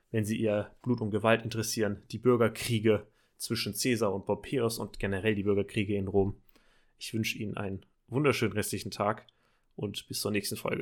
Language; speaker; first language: German; native; German